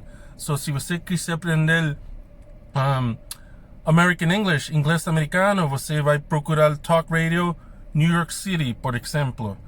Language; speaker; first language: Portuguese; non-native, fluent; English